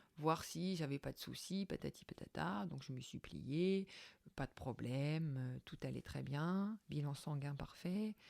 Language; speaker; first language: French; native; French